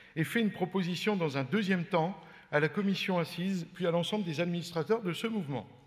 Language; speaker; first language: French; native; French